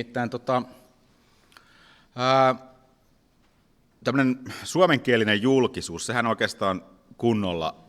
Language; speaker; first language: Finnish; native; Finnish